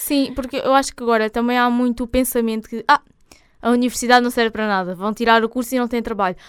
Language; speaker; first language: Portuguese; native; Portuguese